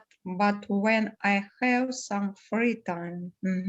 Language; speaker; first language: English; non-native, learner; Russian